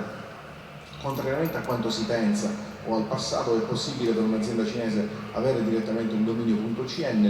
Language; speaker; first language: Italian; native; Italian